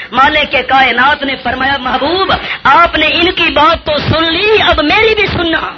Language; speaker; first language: Urdu; non-native, local second language; Pashto